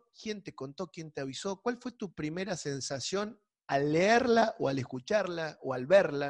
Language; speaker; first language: Spanish; native; Spanish